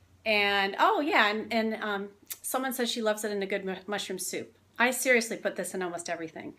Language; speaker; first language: English; native; English